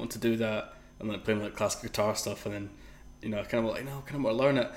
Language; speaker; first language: English; native; English